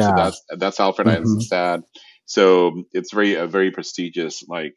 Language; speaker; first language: English; non-native, fluent; Spanish